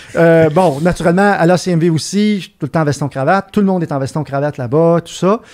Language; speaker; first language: French; native; French